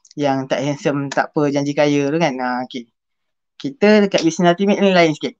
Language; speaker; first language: Malay; native; Malay